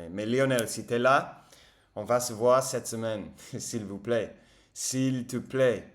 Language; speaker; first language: French; non-native, fluent; English